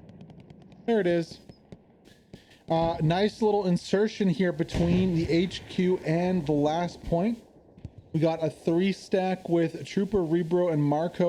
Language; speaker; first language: English; native; English